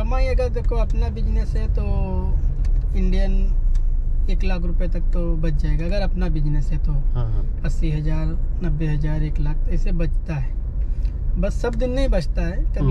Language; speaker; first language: Hindi; native; Hindi